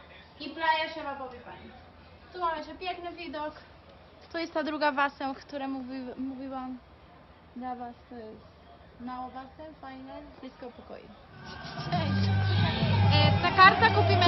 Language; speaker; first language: Polish; non-native, learner; Spanish